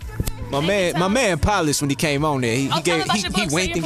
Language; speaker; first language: English; native; English